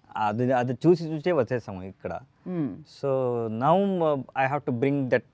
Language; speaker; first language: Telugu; non-native, learner; Kannada